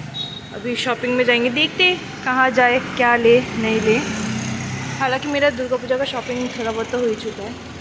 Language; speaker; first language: Hindi; native; Hindi